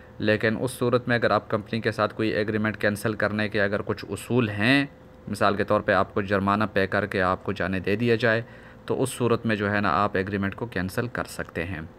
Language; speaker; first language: Urdu; non-native, local second language; Pashto